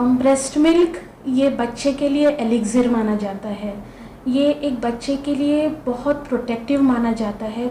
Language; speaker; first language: Hindi; non-native, local second language; Marathi